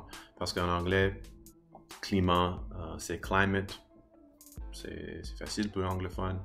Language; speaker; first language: French; non-native, learner; English